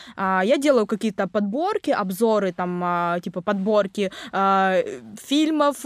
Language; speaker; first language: Russian; non-native, local second language; Vietnamese